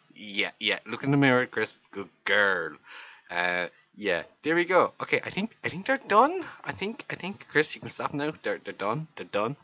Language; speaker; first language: English; native; English